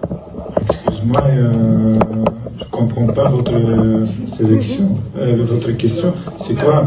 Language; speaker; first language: French; non-native, local second language; Dutch